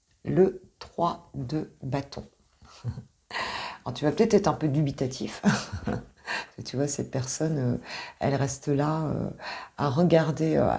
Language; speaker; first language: French; native; French